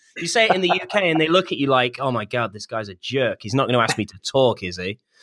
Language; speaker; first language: English; native; English